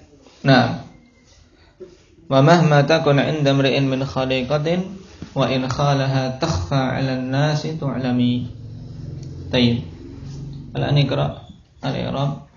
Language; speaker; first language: Arabic; non-native, fluent; Indonesian